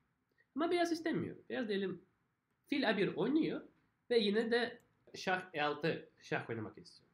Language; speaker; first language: Turkish; non-native, fluent; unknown